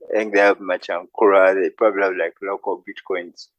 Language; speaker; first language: English; non-native, local second language; Ganda